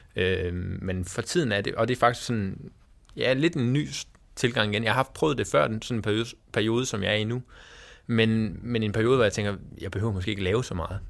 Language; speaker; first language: Danish; native; Danish